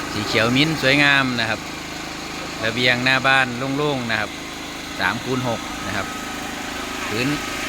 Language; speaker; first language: Thai; native; Thai